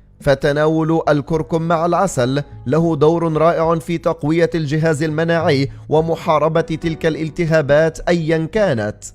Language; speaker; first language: Arabic; native; Arabic